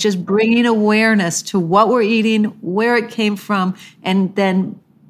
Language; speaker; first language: English; native; English